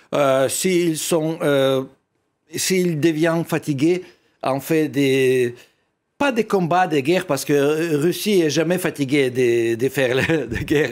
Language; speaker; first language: French; non-native, fluent; Russian